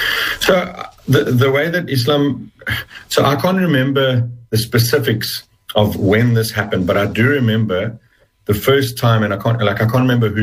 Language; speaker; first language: English; native; English